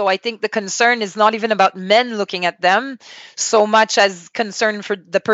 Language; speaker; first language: English; non-native, fluent; French